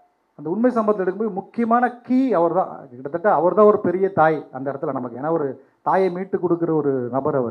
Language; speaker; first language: Tamil; native; Tamil